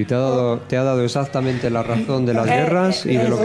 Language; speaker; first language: Spanish; native; Spanish